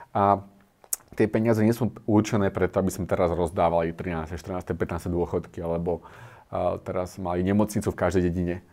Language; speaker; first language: Slovak; native; Slovak